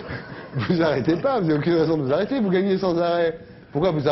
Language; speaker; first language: French; native; French